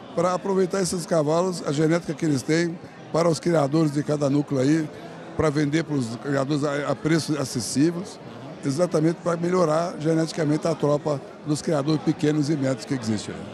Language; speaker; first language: Portuguese; non-native, fluent; Arabic